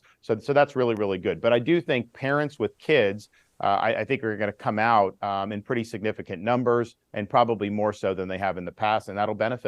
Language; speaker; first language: English; native; English